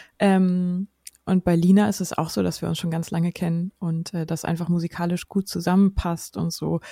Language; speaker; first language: German; native; German